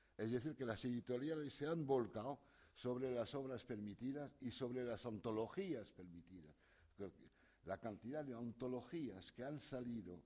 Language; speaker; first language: Spanish; non-native, fluent; French